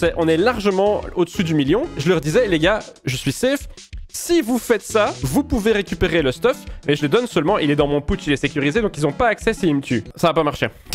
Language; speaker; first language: French; native; French